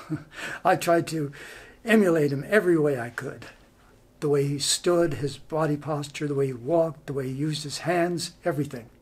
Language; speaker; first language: English; native; English